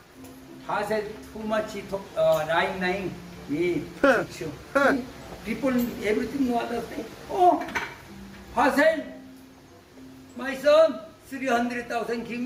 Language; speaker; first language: English; non-native, learner; Korean